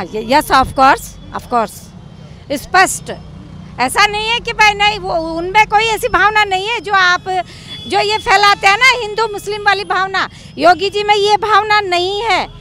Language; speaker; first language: Hindi; native; Hindi